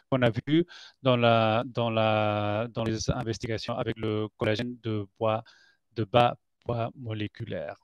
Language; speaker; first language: French; non-native, fluent; Spanish